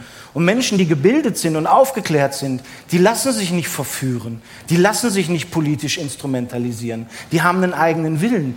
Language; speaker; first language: German; native; German